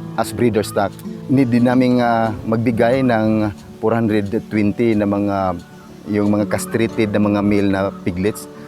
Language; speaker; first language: Filipino; non-native, local second language; Waray